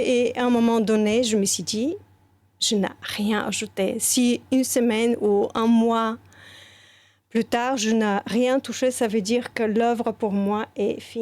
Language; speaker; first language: French; non-native, fluent; Bulgarian